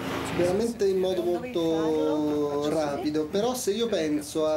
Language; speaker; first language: Italian; native; Italian